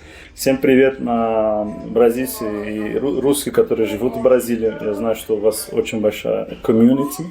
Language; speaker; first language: Russian; non-native, fluent; Portuguese